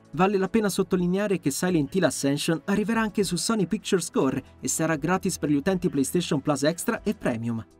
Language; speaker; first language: Italian; native; Italian